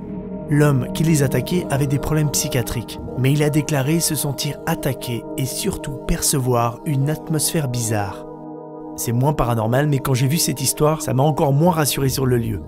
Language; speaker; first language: French; native; French